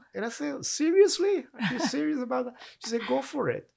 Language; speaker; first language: English; non-native, fluent; Spanish